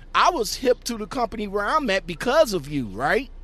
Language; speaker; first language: English; native; English